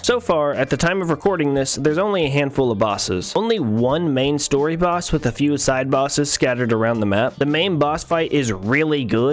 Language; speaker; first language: English; native; English